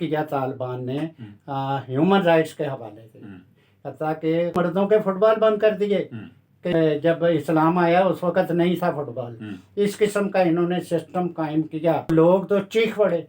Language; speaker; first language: Urdu; non-native, local second language; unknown